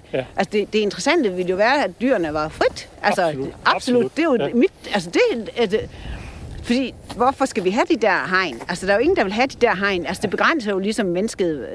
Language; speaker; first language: Danish; native; Danish